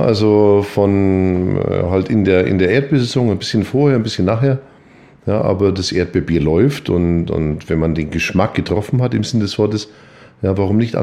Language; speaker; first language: German; native; German